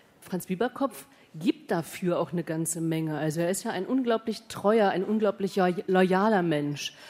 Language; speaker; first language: German; native; German